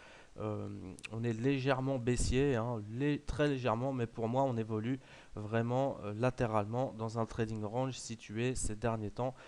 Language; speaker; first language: French; native; French